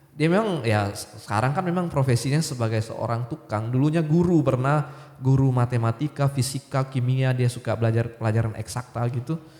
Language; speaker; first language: Indonesian; non-native, local second language; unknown